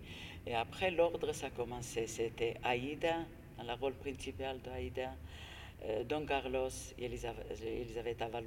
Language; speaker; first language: French; non-native, fluent; Armenian